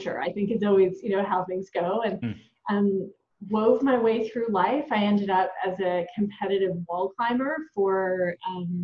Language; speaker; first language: English; native; English